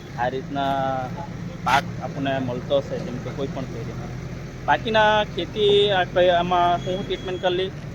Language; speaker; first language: Gujarati; native; Gujarati